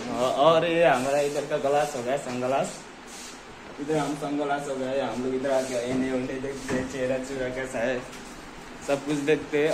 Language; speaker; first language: Hindi; non-native, local second language; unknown